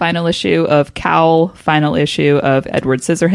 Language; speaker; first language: English; native; English